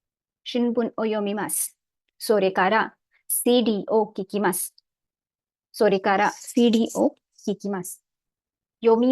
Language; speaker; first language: Japanese; non-native, learner; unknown